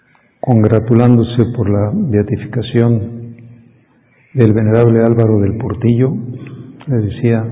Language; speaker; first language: Spanish; native; Spanish